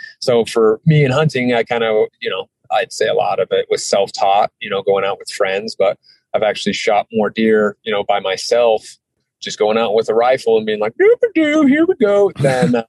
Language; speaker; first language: English; native; English